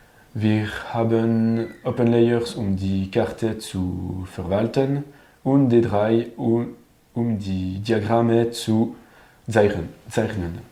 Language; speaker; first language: German; non-native, learner; French